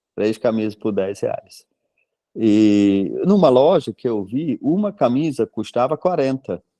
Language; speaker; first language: Portuguese; non-native, fluent; German